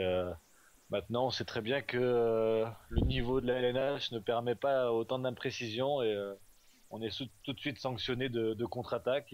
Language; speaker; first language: French; native; French